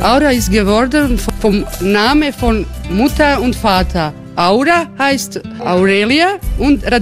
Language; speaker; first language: German; non-native, fluent; Croatian